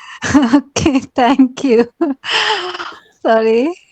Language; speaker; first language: English; non-native, learner; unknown